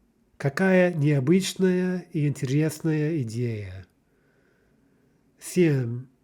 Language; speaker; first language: Russian; non-native, fluent; English